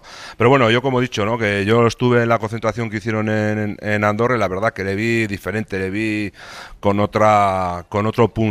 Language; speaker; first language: Spanish; native; Spanish